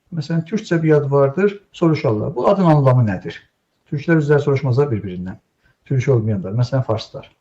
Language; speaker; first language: Azerbaijani; native; Azerbaijani